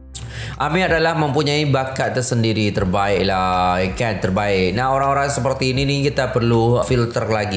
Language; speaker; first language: Indonesian; native; Indonesian